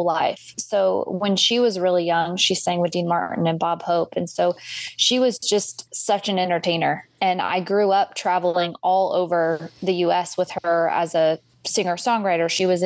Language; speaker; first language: English; native; English